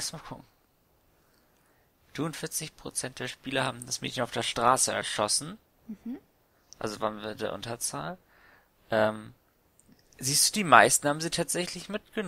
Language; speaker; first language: German; native; German